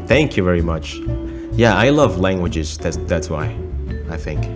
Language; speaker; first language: English; non-native, fluent; Indonesian